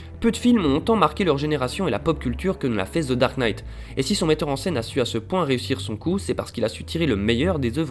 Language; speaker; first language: French; native; French